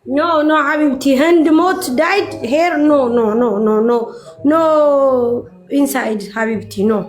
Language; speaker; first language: English; non-native, learner; Amharic